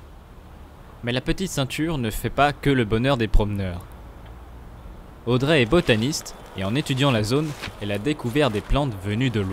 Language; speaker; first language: French; native; French